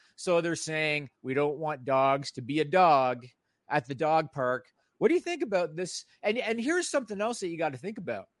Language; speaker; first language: English; native; English